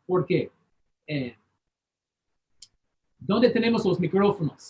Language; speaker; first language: Spanish; non-native, fluent; English